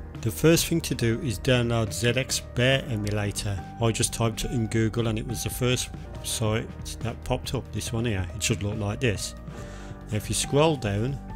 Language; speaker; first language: English; native; English